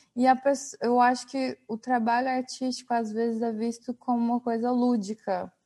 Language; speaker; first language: Portuguese; native; Portuguese